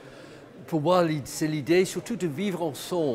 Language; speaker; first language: French; non-native, fluent; English